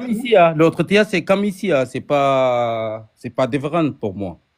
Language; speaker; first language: French; non-native, learner; Arabic